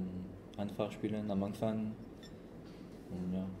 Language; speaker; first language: German; non-native, fluent; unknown